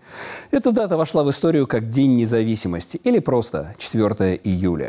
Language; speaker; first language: Russian; native; Russian